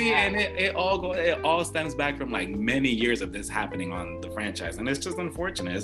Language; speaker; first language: English; native; English